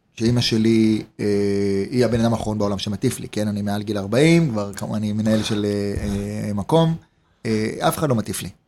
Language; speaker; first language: Hebrew; native; Hebrew